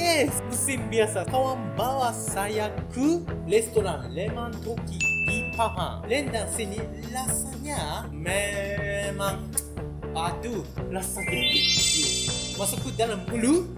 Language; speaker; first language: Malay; non-native, learner; Japanese